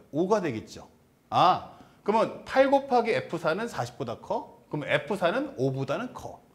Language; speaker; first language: Korean; native; Korean